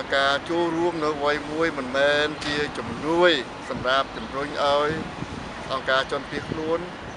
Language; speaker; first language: Khmer; native; Khmer